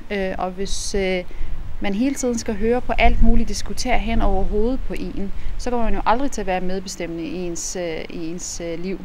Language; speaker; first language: Danish; non-native, fluent; Arabic